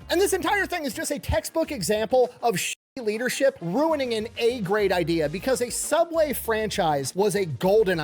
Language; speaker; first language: English; native; English